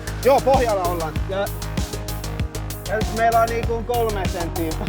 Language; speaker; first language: Finnish; non-native, fluent; Swedish